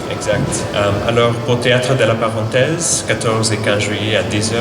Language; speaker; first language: French; non-native, fluent; English